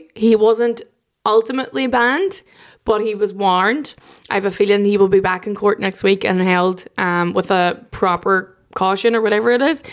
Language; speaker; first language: English; native; English